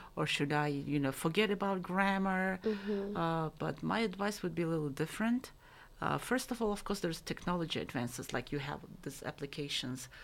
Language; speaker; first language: English; non-native, fluent; Mongolian